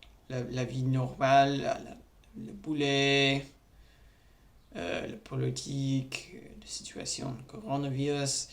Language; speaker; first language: French; non-native, learner; English